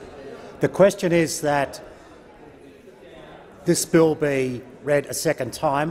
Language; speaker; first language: English; native; English